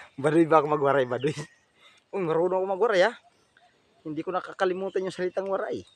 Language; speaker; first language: Filipino; non-native, local second language; Waray